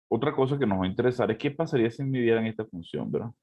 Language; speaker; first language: Spanish; native; Spanish